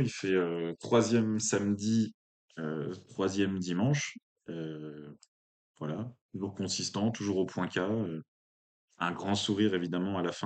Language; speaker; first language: French; native; French